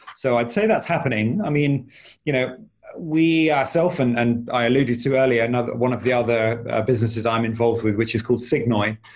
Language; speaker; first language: English; native; English